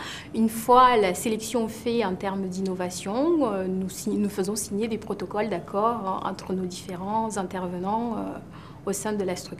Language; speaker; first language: French; native; French